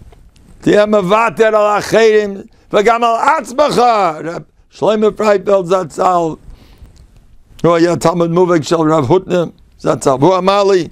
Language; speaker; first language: Hebrew; non-native, fluent; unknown